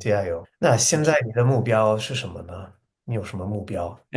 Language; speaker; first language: Chinese; non-native, fluent; English